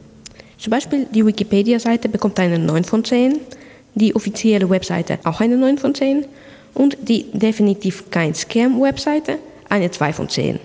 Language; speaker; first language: German; non-native, local second language; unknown